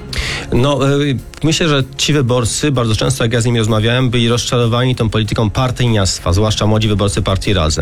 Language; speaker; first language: Polish; native; Polish